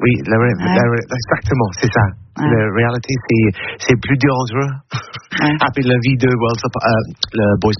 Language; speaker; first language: French; non-native, learner; English